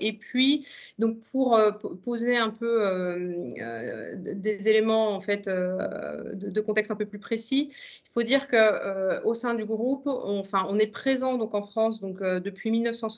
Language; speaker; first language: French; native; French